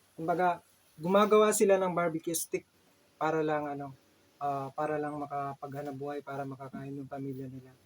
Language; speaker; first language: Filipino; native; Filipino